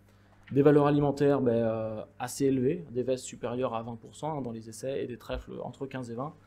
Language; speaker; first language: French; native; French